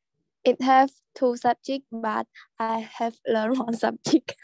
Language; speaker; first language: English; non-native, learner; Khmer